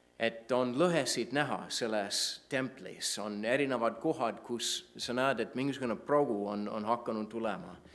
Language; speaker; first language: Estonian; non-native, fluent; English